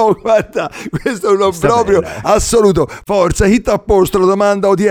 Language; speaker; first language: Italian; native; Italian